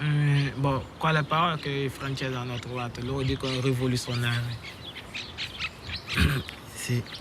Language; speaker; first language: Italian; non-native, learner; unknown